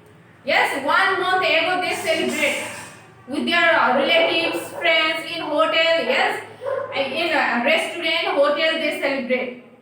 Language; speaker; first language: English; non-native, local second language; Nepali